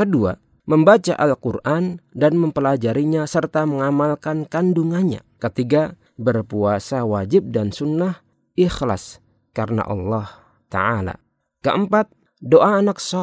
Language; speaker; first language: Indonesian; native; Indonesian